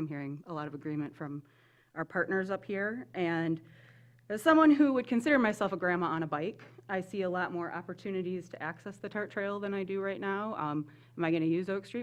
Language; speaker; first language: English; native; English